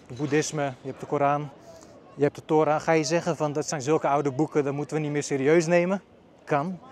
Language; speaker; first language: Dutch; early bilingual, other home language; Bosnian